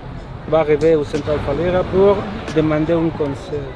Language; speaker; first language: French; non-native, fluent; Spanish